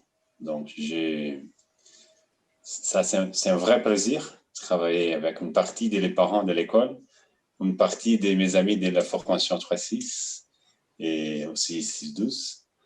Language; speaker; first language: French; non-native, fluent; Portuguese